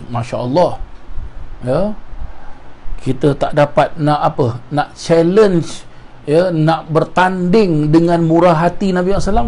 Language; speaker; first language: Malay; native; Malay